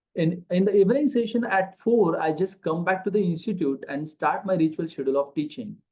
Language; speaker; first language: English; non-native, local second language; Marathi